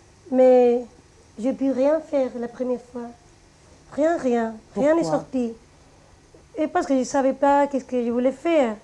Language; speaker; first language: French; non-native, fluent; Spanish